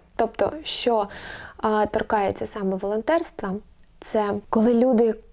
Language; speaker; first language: Ukrainian; non-native, local second language; Russian